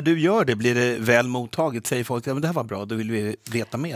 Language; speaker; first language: Swedish; native; Swedish